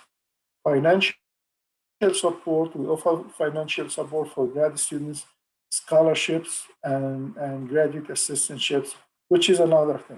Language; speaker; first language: English; non-native, fluent; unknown